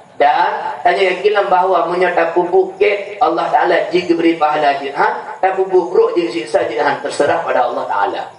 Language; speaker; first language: Malay; non-native, local second language; Achinese